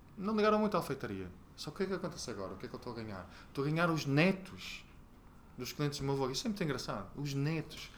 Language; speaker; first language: Portuguese; native; Portuguese